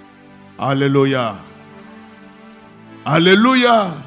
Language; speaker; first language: French; non-native, local second language; Lingala